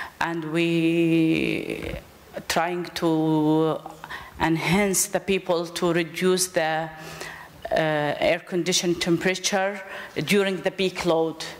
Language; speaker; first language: English; non-native, learner; Arabic